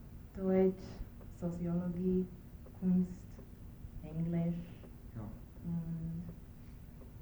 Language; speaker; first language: German; non-native, learner; English